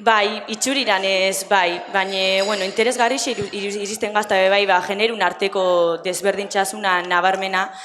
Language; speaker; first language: Basque; native; Basque